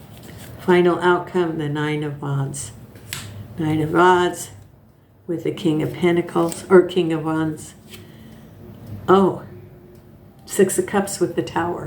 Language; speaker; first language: English; native; English